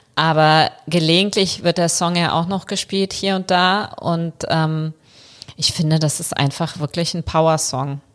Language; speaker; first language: German; early bilingual, other home language; Bulgarian